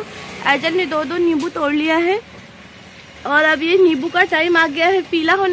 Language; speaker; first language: Hindi; native; Hindi